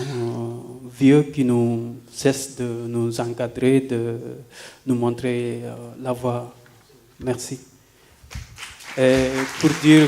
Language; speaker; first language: French; non-native, local second language; Wolof